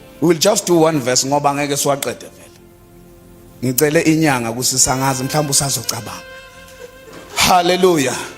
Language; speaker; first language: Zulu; native; Zulu